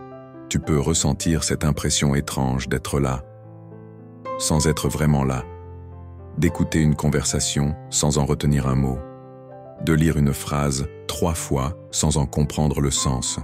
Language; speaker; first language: French; native; French